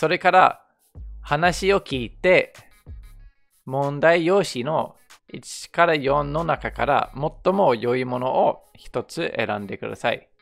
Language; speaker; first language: Japanese; non-native, fluent; English